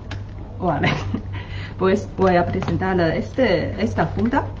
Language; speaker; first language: Spanish; non-native, learner; Chinese